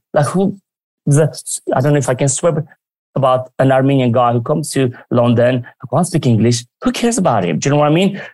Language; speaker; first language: English; early bilingual, other home language; Armenian